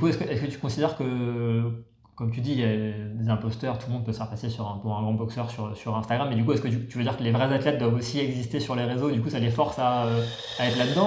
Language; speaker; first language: French; native; French